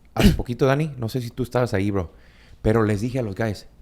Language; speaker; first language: Spanish; early bilingual, heritage; Spanish